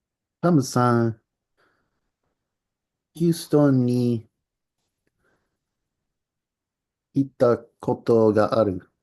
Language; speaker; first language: Japanese; non-native, learner; English